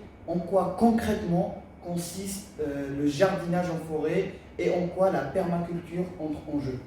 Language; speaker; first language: French; native; French